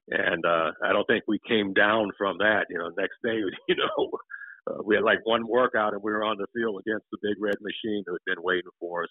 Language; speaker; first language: English; native; English